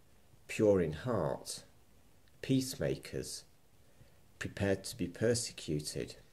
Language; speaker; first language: English; native; English